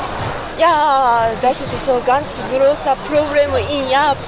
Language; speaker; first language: German; non-native, learner; Japanese